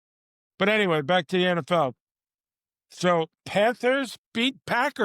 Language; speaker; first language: English; native; English